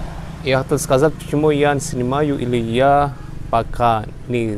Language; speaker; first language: Russian; non-native, learner; Javanese